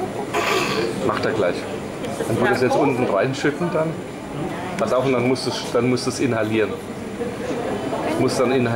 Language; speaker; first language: German; native; German